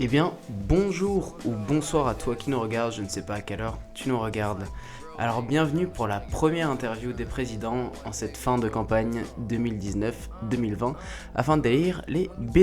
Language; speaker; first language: French; native; French